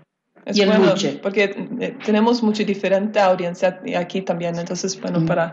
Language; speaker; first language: Spanish; non-native, learner; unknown